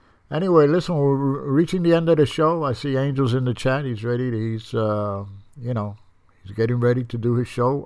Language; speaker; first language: English; early bilingual, other home language; Spanish